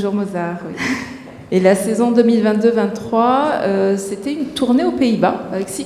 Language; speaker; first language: French; native; French